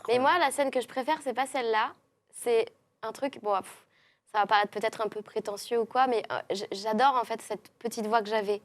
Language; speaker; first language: French; native; French